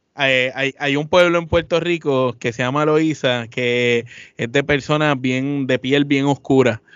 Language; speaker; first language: Spanish; native; Spanish